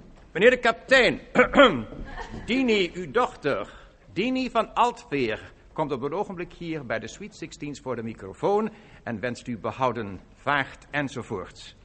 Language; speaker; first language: Dutch; native; Dutch